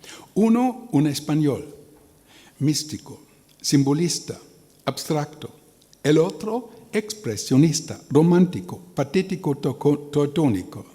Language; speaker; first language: Spanish; non-native, learner; German